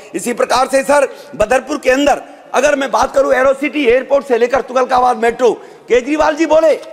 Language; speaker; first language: Hindi; native; Hindi